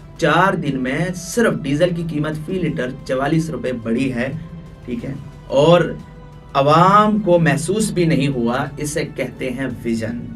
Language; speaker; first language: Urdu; non-native, local second language; Punjabi